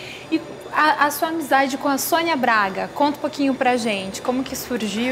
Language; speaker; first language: Portuguese; native; Portuguese